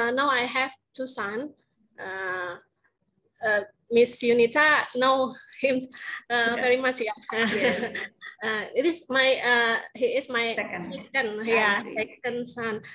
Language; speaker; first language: English; non-native, learner; Indonesian